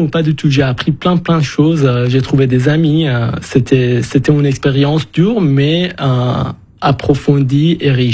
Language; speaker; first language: French; non-native, fluent; Persian